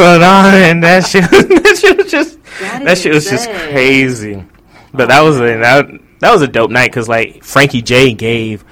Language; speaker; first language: English; native; English